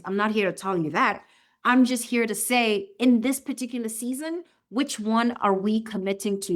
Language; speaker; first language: English; native; English